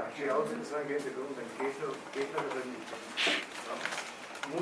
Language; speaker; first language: Spanish; native; Spanish